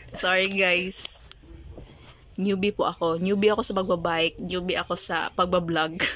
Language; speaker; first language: Filipino; non-native, local second language; Bikol